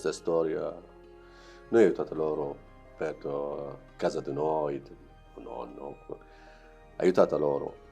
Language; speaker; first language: Italian; non-native, learner; Arabic